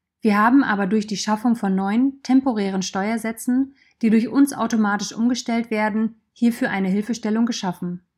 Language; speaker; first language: German; native; German